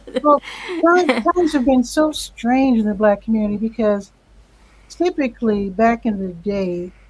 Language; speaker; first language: English; native; English